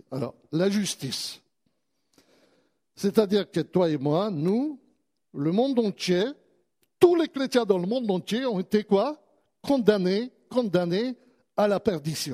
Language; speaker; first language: French; native; French